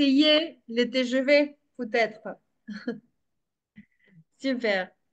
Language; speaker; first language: French; non-native, fluent; Spanish